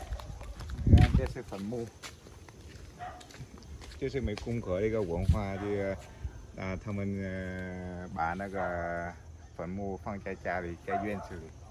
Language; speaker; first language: Chinese; non-native, fluent; Vietnamese